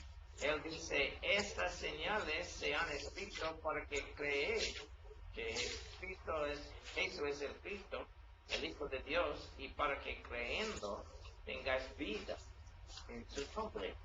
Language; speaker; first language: Spanish; non-native, learner; English